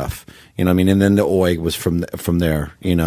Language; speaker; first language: English; native; English